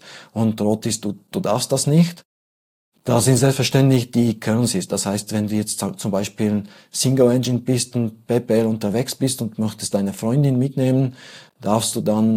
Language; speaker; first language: German; non-native, fluent; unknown